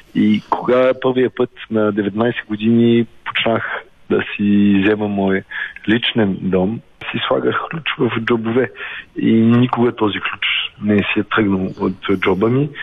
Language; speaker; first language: Bulgarian; early bilingual, heritage; Bulgarian